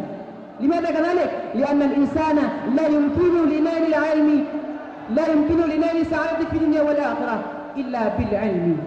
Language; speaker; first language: Arabic; non-native, learner; Achinese